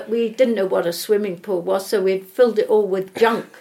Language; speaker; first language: English; native; English